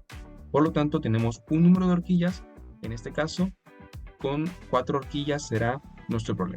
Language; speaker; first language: Spanish; native; Spanish